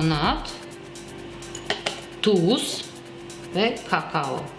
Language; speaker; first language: Turkish; non-native, learner; Russian